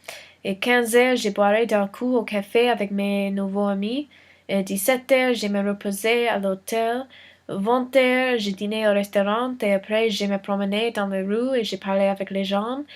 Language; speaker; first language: French; non-native, learner; English